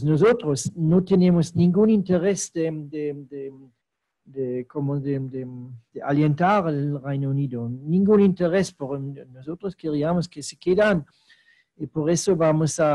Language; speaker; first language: Spanish; non-native, fluent; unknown